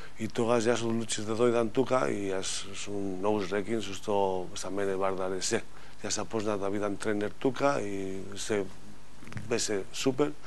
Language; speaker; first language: Macedonian; non-native, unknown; Spanish